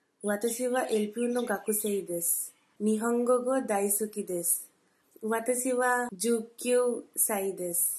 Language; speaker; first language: Japanese; non-native, learner; Bangla